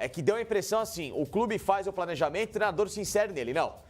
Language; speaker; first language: Portuguese; native; Portuguese